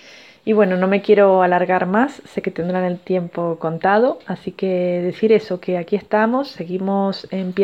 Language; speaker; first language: Spanish; native; Spanish